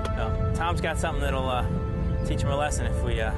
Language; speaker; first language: English; native; English